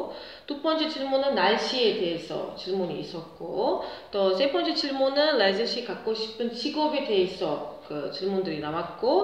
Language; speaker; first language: Korean; non-native, fluent; Uzbek